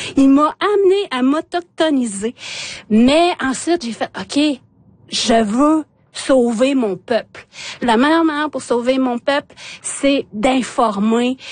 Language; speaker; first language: French; non-native, local second language; Innu-aimun